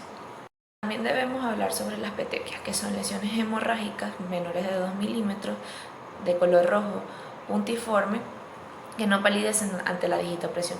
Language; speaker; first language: Spanish; native; Spanish